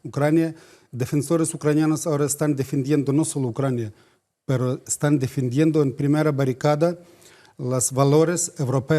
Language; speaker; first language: Spanish; non-native, fluent; Ukrainian